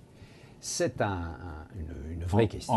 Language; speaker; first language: French; native; French